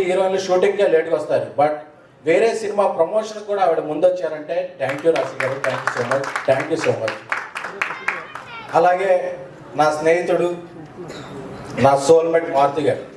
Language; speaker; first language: Telugu; native; Telugu